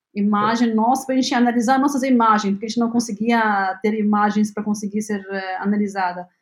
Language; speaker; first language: Portuguese; non-native, fluent; Arabic